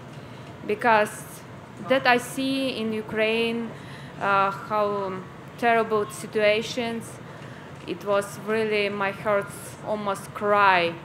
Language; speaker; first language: English; non-native, learner; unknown